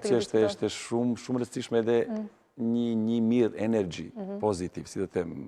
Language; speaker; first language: Albanian; non-native, learner; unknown